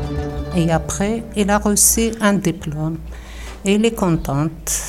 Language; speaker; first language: French; non-native, learner; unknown